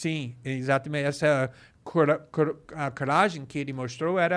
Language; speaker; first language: Portuguese; non-native, fluent; English